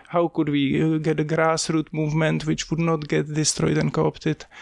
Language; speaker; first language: English; non-native, fluent; Czech